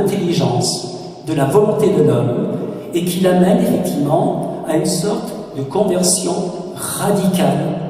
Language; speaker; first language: French; native; French